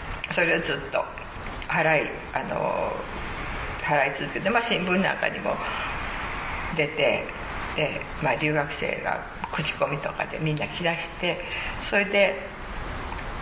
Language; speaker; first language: Japanese; native; Japanese